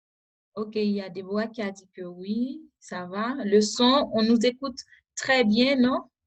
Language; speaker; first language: French; non-native, local second language; Haitian Creole